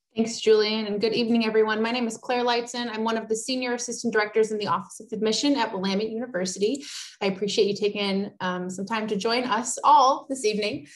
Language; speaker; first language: English; native; English